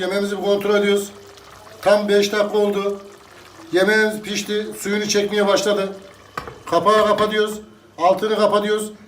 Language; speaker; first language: Turkish; native; Turkish